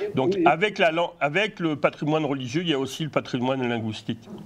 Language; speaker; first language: French; native; French